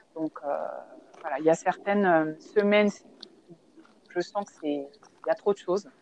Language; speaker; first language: French; native; French